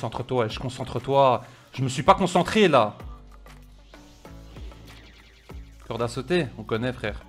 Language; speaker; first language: French; native; French